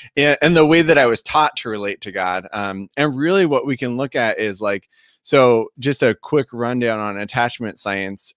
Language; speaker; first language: English; native; English